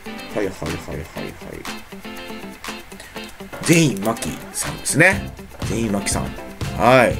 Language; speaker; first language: Japanese; native; Japanese